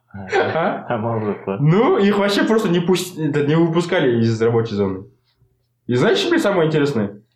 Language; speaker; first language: Russian; non-native, local second language; Kazakh